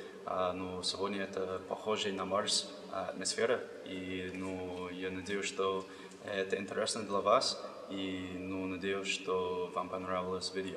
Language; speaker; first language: Russian; non-native, learner; English